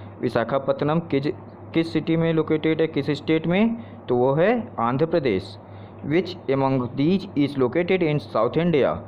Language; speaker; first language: Hindi; native; Hindi